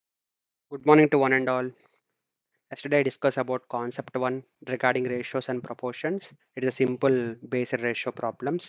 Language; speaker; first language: English; non-native, local second language; Telugu